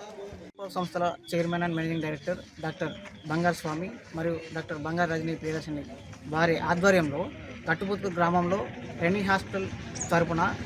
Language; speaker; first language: Telugu; native; Telugu